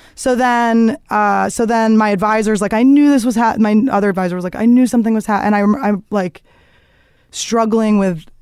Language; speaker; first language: English; native; English